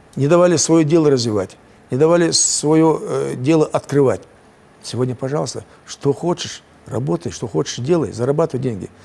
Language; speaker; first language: Russian; non-native, local second language; Chechen